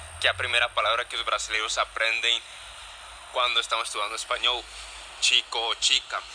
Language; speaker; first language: Spanish; non-native, learner; Portuguese